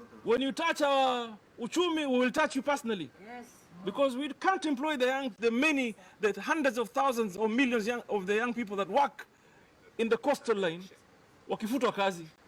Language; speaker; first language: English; non-native, local second language; Swahili